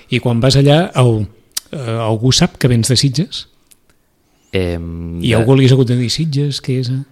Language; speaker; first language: Catalan; native; Catalan